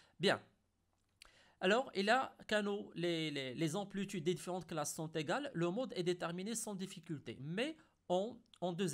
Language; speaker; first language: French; non-native, local second language; Arabic